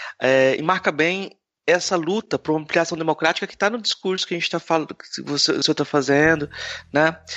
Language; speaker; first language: Portuguese; native; Portuguese